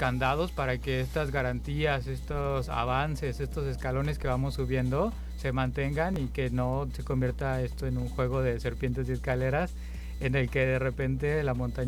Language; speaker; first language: Spanish; native; Spanish